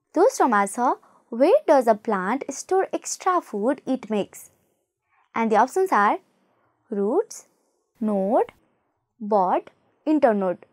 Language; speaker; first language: English; non-native, local second language; Nepali